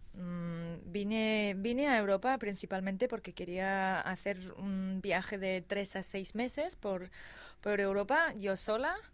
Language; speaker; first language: Spanish; non-native, fluent; English